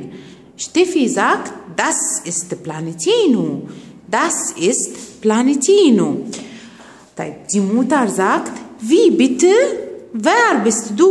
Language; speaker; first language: German; non-native, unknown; Arabic